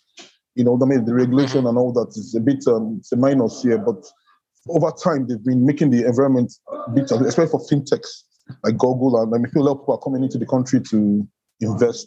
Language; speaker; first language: English; non-native, local second language; Yoruba